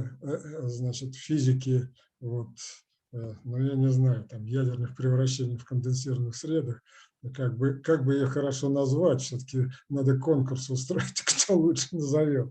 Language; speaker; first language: Russian; native; Russian